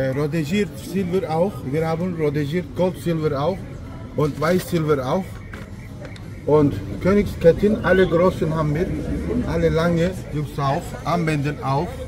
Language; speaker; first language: German; non-native, learner; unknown